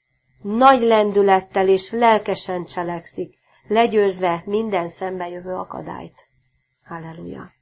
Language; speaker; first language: Hungarian; native; Hungarian